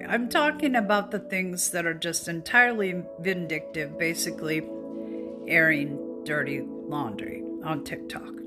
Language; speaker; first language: English; native; English